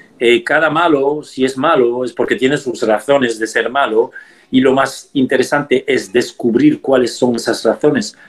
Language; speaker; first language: Spanish; early bilingual, heritage; Spanish